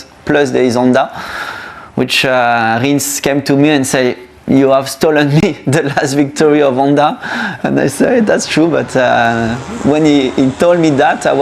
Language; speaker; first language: English; non-native, fluent; French